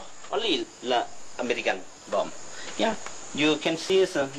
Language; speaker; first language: English; non-native, learner; Lao